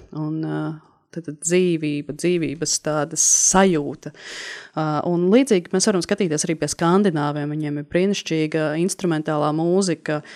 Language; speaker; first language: Latvian; native; Latvian